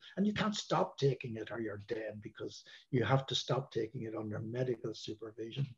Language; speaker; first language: English; native; English